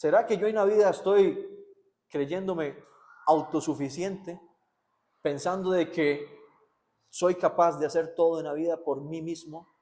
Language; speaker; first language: Spanish; native; Spanish